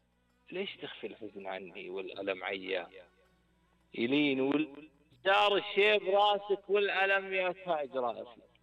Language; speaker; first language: Arabic; native; Arabic